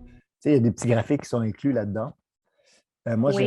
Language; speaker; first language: French; native; French